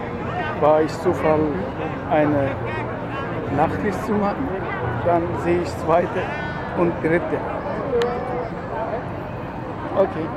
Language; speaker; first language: German; non-native, learner; Turkish